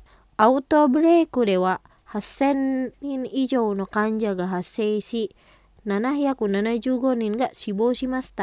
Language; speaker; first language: Japanese; non-native, fluent; Indonesian